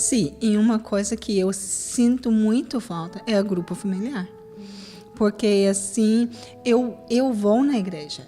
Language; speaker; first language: Portuguese; non-native, fluent; English